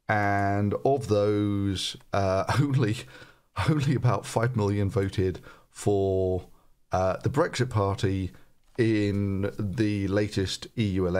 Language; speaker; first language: English; native; English